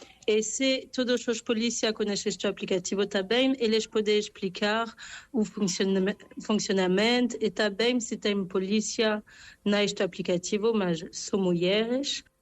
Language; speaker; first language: Portuguese; non-native, fluent; French